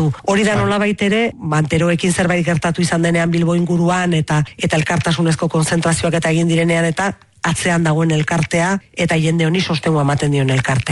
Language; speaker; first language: Basque; native; Basque